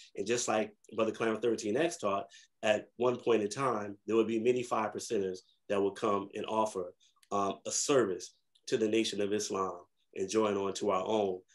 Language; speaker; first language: English; native; English